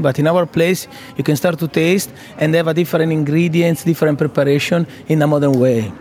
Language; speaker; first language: English; non-native, fluent; Italian